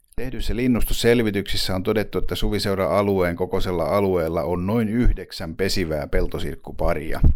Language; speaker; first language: Finnish; native; Finnish